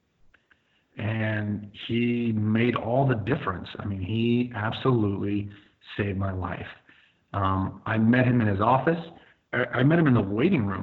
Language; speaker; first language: English; native; English